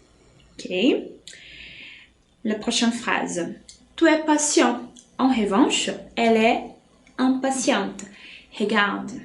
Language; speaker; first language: French; non-native, fluent; Portuguese